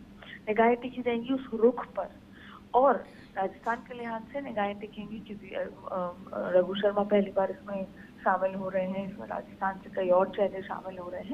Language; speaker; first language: Hindi; native; Hindi